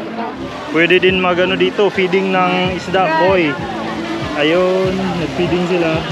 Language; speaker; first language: Filipino; native; Filipino